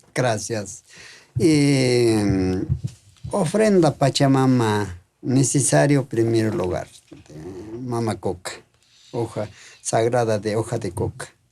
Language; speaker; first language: Spanish; non-native, local second language; Quechua